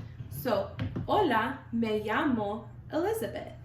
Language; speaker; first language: Spanish; non-native, learner; English